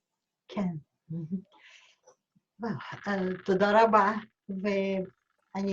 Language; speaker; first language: Hebrew; non-native, fluent; Russian